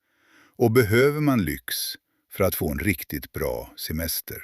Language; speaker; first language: Swedish; native; Swedish